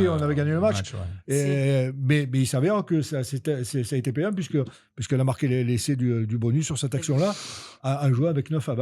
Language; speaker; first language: French; native; French